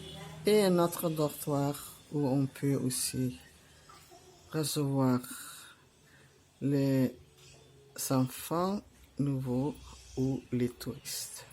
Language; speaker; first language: French; non-native, learner; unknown